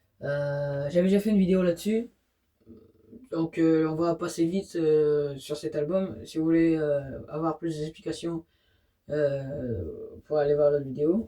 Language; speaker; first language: French; native; French